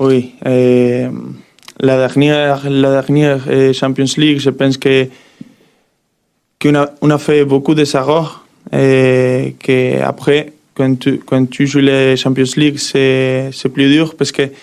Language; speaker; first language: French; non-native, learner; Spanish